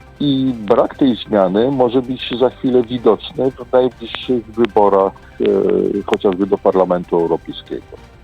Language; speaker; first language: Polish; native; Polish